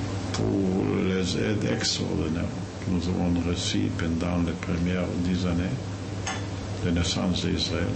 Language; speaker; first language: French; non-native, fluent; Yiddish